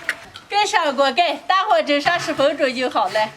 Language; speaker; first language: Chinese; native; Chinese